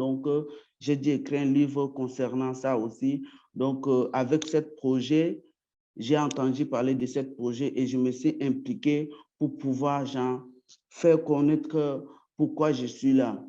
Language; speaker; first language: French; early bilingual, other home language; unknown